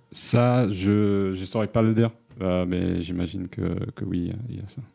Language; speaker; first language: French; non-native, fluent; English